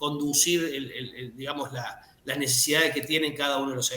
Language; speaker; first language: Spanish; native; Spanish